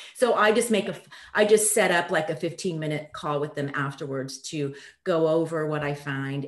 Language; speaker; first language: English; early bilingual, other home language; French